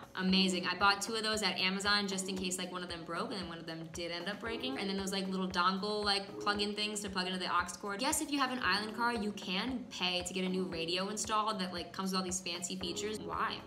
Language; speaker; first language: English; native; English